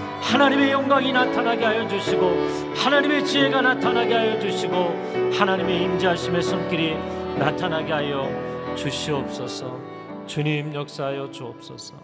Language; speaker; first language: Korean; native; Korean